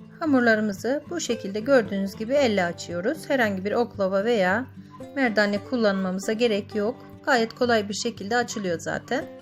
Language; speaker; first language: Turkish; native; Turkish